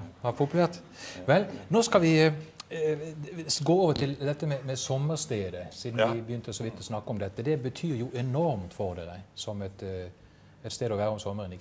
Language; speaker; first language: Norwegian; native; Norwegian